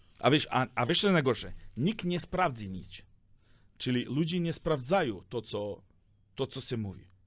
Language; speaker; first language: Polish; non-native, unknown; Serbian